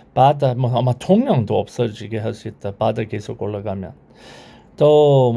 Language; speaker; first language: Korean; non-native, learner; English